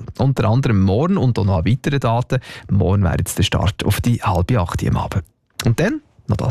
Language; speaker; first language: German; native; German